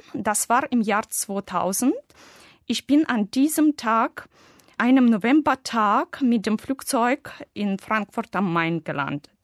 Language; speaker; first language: German; non-native, fluent; Russian